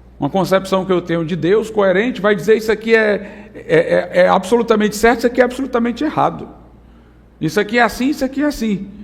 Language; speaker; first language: Portuguese; native; Portuguese